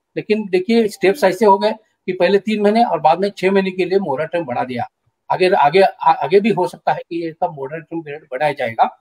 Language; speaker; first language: Hindi; non-native, local second language; Marathi